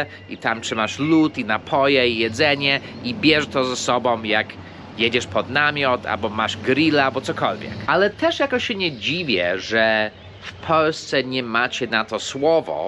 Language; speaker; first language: Polish; early bilingual, heritage; Polish